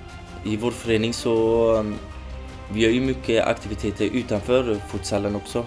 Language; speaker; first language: Swedish; early bilingual, other home language; Kurdish